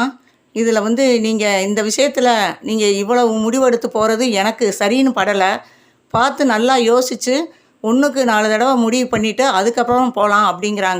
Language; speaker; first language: Tamil; native; Tamil